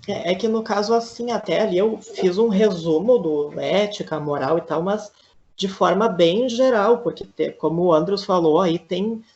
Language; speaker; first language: Portuguese; native; Portuguese